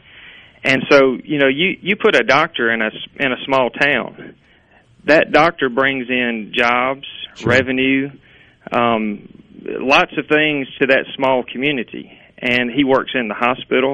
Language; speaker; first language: English; native; English